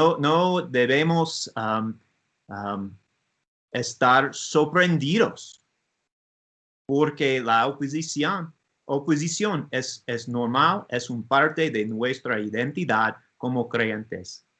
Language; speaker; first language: Spanish; non-native, learner; English